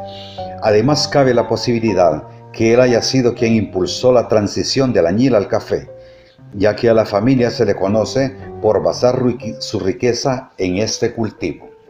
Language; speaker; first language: Spanish; native; Spanish